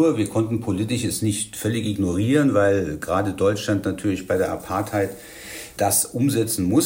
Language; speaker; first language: German; native; German